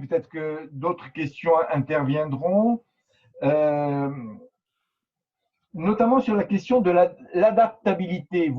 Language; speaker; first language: French; native; French